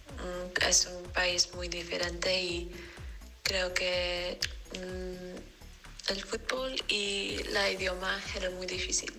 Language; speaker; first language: Spanish; non-native, learner; English